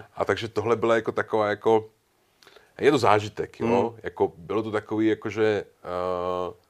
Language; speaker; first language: Czech; native; Czech